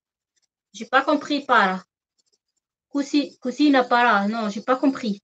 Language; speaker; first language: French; non-native, local second language; Arabic